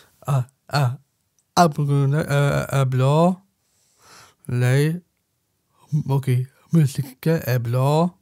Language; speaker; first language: Swedish; non-native, learner; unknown